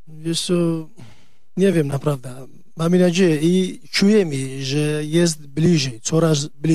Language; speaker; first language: Polish; non-native, learner; Kurdish